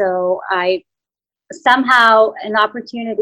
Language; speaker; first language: English; non-native, fluent; Hebrew